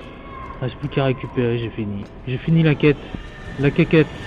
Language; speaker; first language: French; native; French